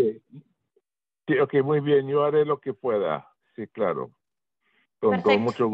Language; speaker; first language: Spanish; early bilingual, heritage; Spanish